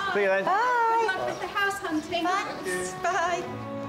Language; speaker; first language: English; native; English